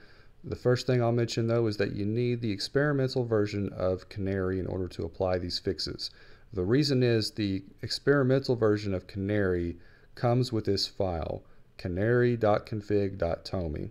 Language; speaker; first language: English; native; English